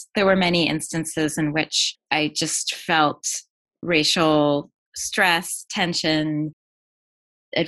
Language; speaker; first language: English; native; English